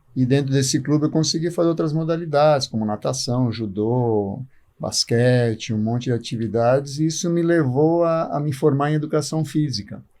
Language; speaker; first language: Portuguese; early bilingual, other home language; Spanish